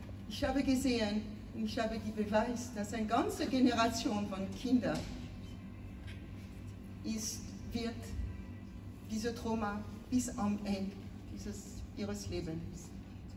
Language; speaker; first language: German; non-native, fluent; Ukrainian